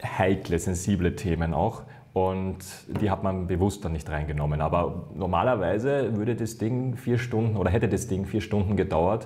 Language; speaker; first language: German; native; German